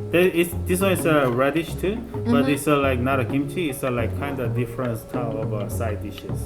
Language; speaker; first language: English; non-native, fluent; Korean